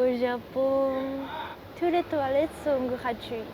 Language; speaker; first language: French; non-native, learner; Japanese